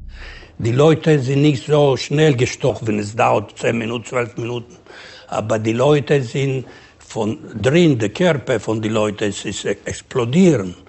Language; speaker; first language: German; non-native, fluent; Ladino